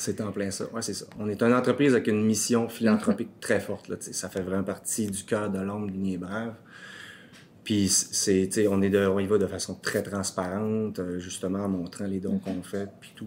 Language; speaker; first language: French; native; French